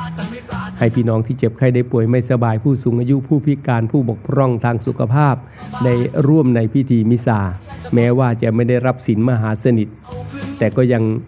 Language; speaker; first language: Thai; non-native, local second language; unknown